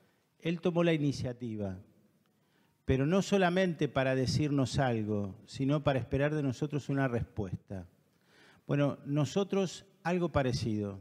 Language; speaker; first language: Spanish; native; Spanish